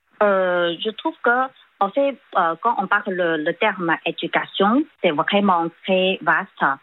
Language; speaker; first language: French; non-native, fluent; Chinese